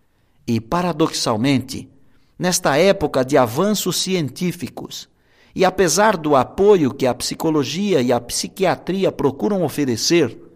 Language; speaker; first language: Portuguese; native; Portuguese